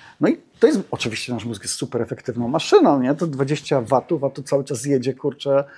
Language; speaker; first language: Polish; native; Polish